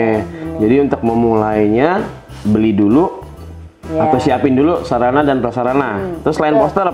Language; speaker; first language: Indonesian; native; Indonesian